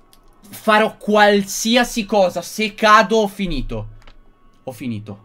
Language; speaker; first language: Italian; native; Italian